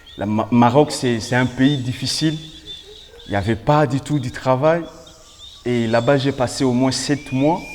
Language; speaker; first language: French; non-native, local second language; Lingala